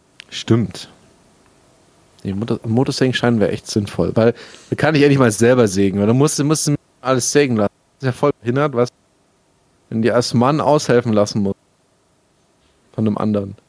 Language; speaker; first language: German; native; German